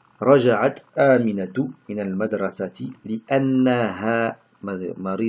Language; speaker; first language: Arabic; non-native, fluent; French